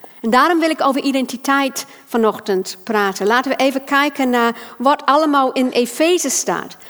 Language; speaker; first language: Dutch; non-native, fluent; English